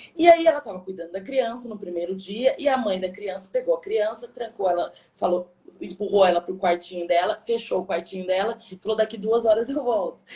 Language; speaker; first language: Portuguese; native; Portuguese